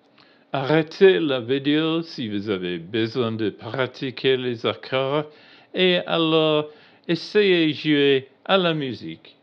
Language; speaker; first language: French; non-native, learner; English